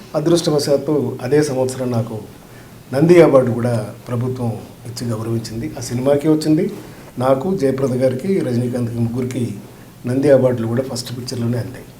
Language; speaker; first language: Telugu; native; Telugu